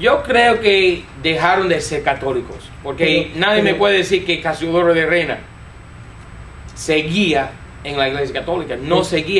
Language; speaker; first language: Spanish; non-native, fluent; English